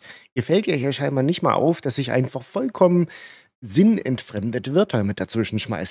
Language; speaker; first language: German; native; German